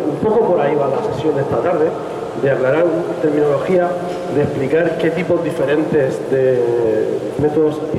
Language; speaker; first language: Spanish; native; Spanish